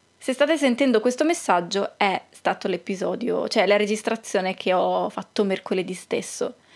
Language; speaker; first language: Italian; native; Italian